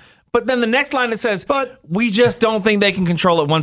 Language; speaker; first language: English; native; English